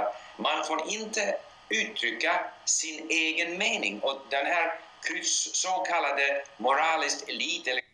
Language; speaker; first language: Swedish; non-native, fluent; English